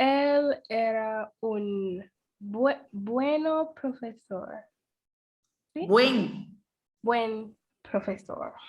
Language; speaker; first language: Spanish; non-native, learner; English